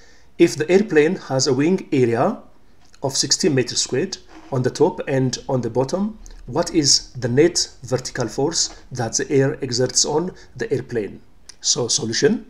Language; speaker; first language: English; non-native, local second language; Amharic